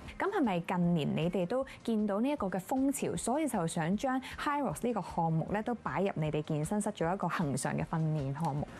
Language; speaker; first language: Cantonese; native; Cantonese